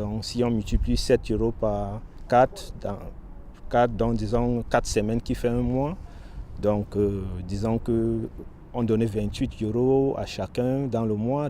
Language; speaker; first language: French; non-native, local second language; Wolof